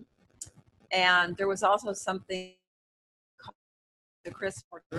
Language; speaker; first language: English; native; English